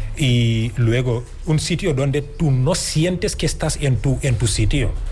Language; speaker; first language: Spanish; non-native, fluent; Wolof